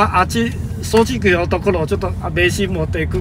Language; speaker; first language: Japanese; non-native, fluent; Chinese